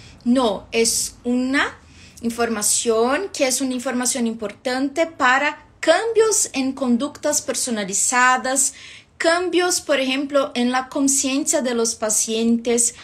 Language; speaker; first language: Spanish; non-native, fluent; Portuguese